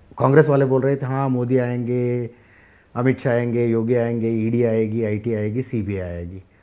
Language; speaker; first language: Hindi; non-native, local second language; Kannada